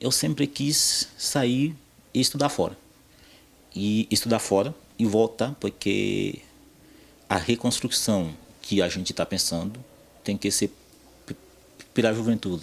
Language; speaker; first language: Portuguese; non-native, fluent; Haitian Creole